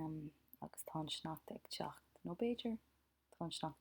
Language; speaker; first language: Irish; non-native, local second language; English